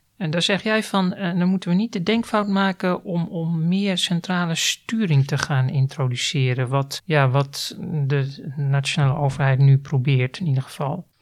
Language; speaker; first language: Dutch; native; Dutch